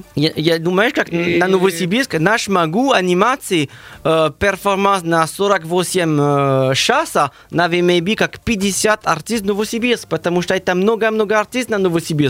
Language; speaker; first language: Russian; non-native, learner; French